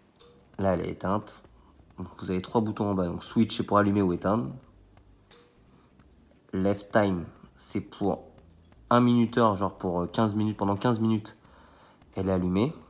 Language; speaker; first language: French; native; French